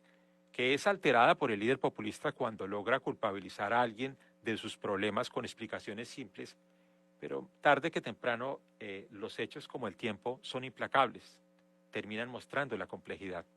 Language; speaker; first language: Spanish; native; Spanish